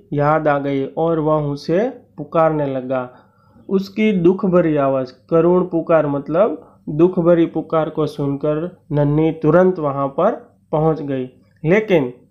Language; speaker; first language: Hindi; non-native, local second language; Gujarati